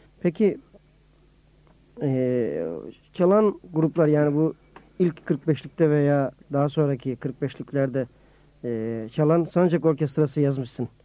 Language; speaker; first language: Turkish; native; Turkish